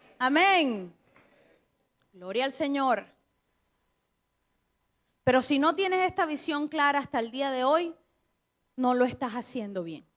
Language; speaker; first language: Spanish; native; Spanish